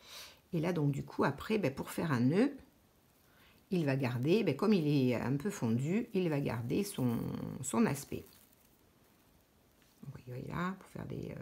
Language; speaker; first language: French; native; French